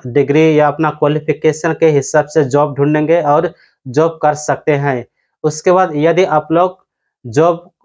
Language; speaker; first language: Hindi; non-native, local second language; Odia